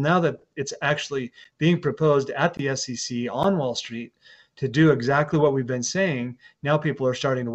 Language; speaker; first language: English; native; English